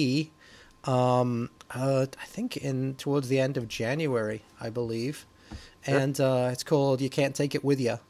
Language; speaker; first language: English; native; English